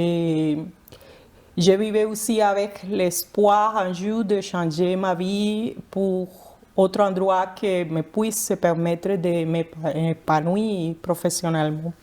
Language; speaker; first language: French; non-native, fluent; Spanish